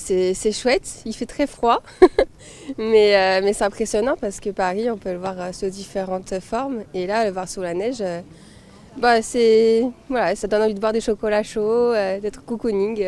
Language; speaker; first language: French; native; French